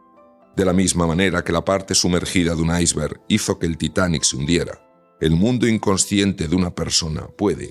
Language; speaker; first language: Spanish; native; Spanish